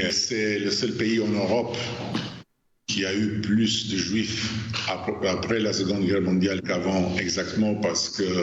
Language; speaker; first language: French; non-native, fluent; Albanian